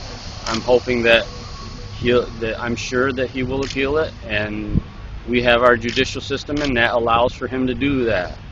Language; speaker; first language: English; native; English